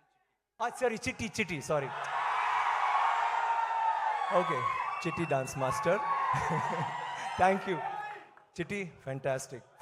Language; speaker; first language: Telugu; non-native, learner; Tamil